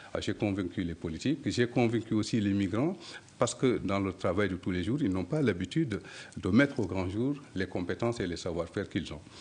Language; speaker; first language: French; non-native, local second language; Soninke